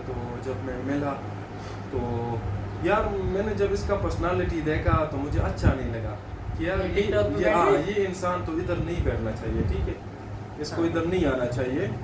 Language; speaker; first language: Hindi; non-native, local second language; Pashto